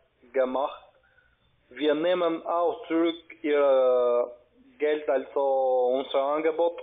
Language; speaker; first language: German; non-native, learner; Albanian